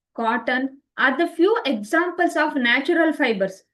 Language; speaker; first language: English; non-native, local second language; Kannada